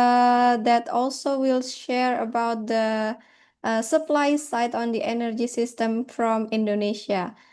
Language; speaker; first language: English; non-native, fluent; Indonesian